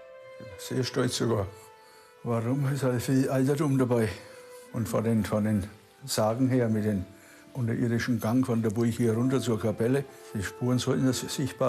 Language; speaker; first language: German; native; German